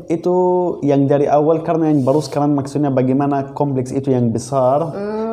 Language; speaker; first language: Indonesian; non-native, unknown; Arabic